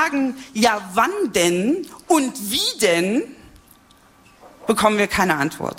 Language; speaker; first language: German; native; German